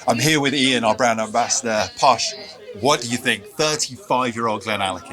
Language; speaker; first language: English; native; English